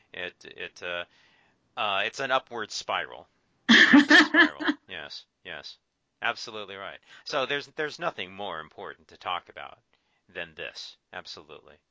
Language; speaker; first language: English; native; English